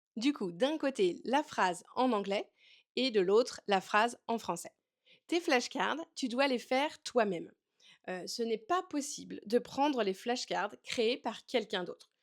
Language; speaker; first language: French; native; French